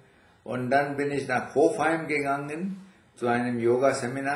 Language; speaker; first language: German; non-native, fluent; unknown